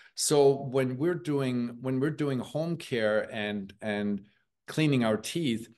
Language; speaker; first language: English; early bilingual, other home language; German